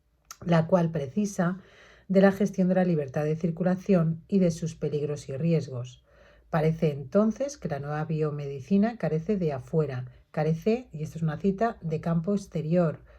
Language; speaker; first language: Spanish; native; Spanish